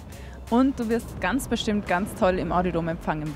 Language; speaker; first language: German; native; German